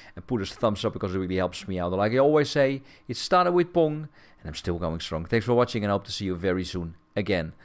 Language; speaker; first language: English; non-native, fluent; Dutch